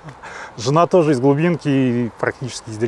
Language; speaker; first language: Russian; native; Russian